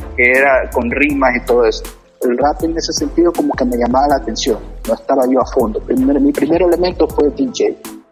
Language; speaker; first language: Spanish; native; Spanish